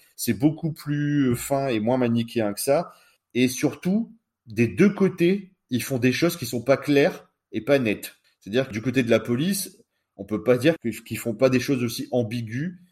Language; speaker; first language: French; native; French